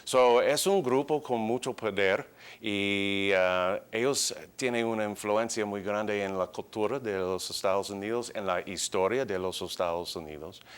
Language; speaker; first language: Spanish; early bilingual, heritage; English